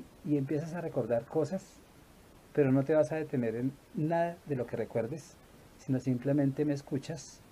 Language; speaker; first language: Spanish; native; Spanish